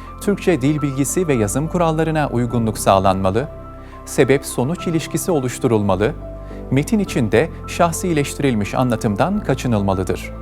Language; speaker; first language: Turkish; native; Turkish